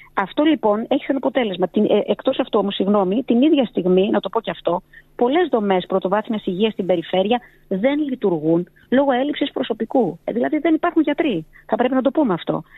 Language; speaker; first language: Greek; early bilingual, heritage; Greek